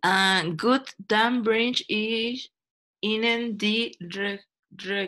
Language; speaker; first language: German; non-native, learner; Spanish